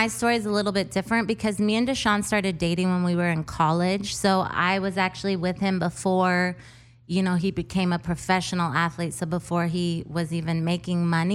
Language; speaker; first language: English; native; English